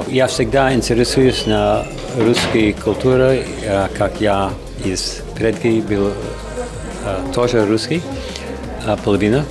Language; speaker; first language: Russian; non-native, learner; English